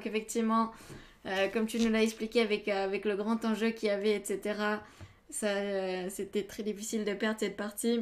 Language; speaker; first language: French; native; French